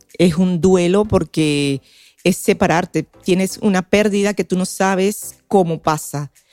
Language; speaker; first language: Spanish; native; Spanish